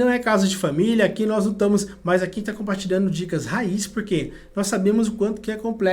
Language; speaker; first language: Portuguese; native; Portuguese